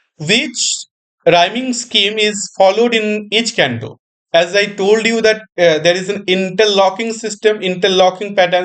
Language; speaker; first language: English; non-native, local second language; Bangla